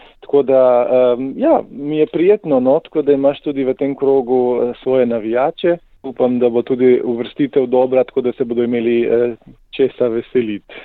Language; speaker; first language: Slovenian; native; Slovenian